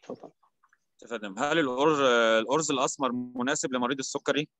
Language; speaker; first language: Arabic; native; Arabic